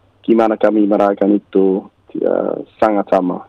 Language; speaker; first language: Indonesian; non-native, learner; English